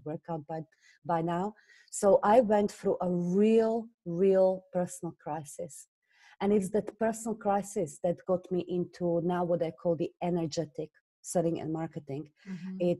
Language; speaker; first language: English; non-native, fluent; Slovak